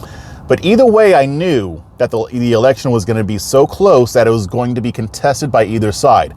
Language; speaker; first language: English; native; English